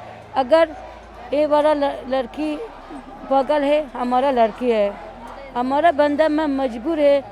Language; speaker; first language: Hindi; non-native, learner; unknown